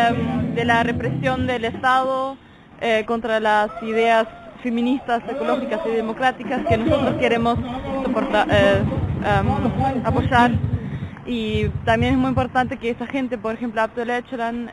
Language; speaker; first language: Spanish; non-native, learner; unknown